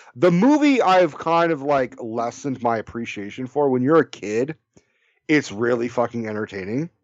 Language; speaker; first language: English; native; English